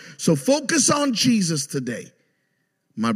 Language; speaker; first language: English; native; English